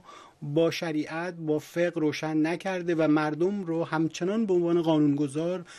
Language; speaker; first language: Persian; native; Persian